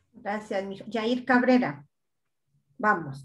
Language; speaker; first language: Spanish; native; Spanish